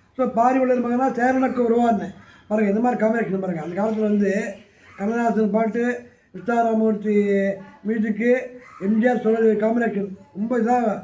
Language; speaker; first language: Tamil; native; Tamil